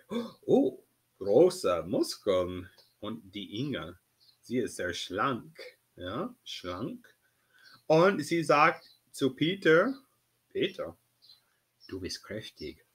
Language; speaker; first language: German; non-native, fluent; English